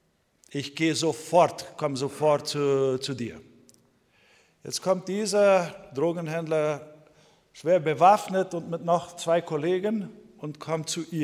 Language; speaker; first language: German; non-native, fluent; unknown